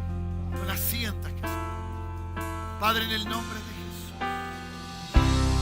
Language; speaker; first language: Spanish; native; Spanish